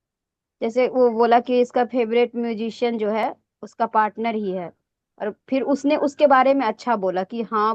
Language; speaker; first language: Hindi; non-native, local second language; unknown